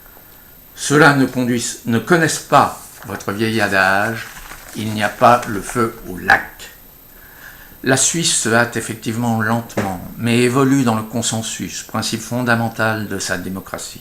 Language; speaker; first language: French; native; French